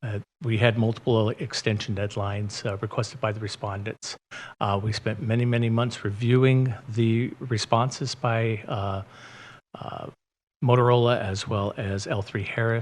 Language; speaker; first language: English; native; English